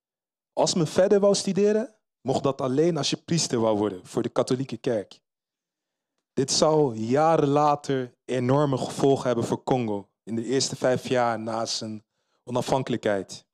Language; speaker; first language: Dutch; early bilingual, other home language; Lingala